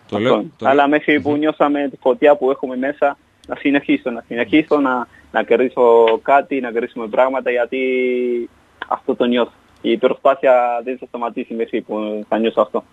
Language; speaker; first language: Greek; non-native, fluent; Spanish